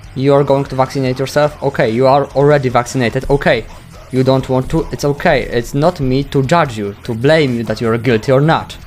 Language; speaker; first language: English; non-native, fluent; Polish